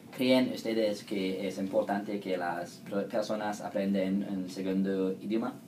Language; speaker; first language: Spanish; non-native, learner; English